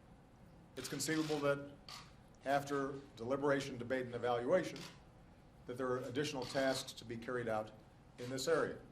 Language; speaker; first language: English; native; English